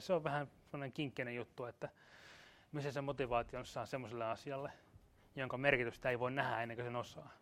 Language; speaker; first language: Finnish; native; Finnish